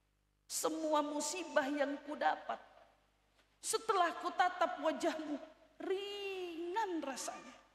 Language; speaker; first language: Indonesian; native; Indonesian